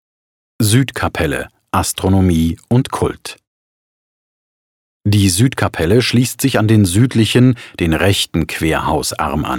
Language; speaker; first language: German; native; German